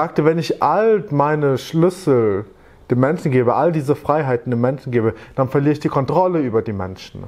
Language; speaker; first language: German; native; German